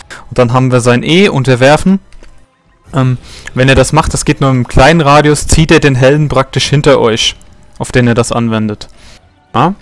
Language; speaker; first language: German; native; German